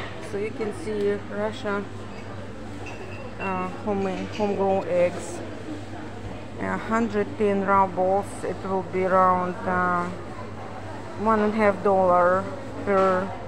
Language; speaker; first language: English; non-native, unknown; Russian